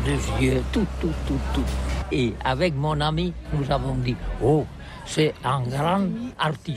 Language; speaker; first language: French; non-native, learner; Catalan